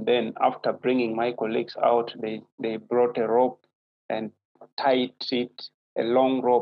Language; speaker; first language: English; non-native, local second language; Acoli